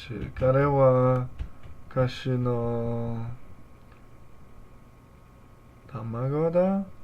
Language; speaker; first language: Japanese; non-native, learner; English